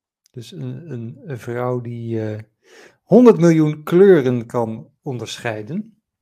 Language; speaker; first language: Dutch; native; Dutch